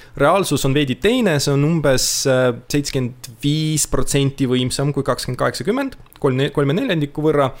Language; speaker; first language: Estonian; non-native, local second language; Russian